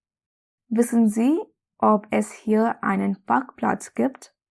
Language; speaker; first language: German; non-native, fluent; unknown